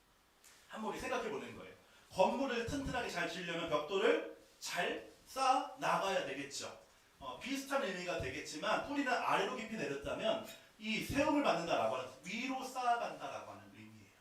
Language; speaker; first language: Korean; native; Korean